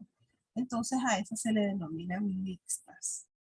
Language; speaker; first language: Spanish; native; Spanish